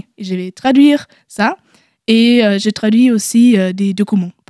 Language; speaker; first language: French; non-native, learner; German